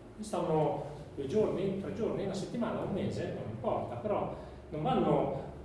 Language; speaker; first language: Italian; native; Italian